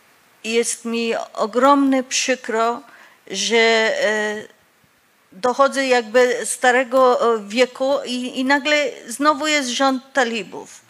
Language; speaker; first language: Polish; non-native, fluent; Persian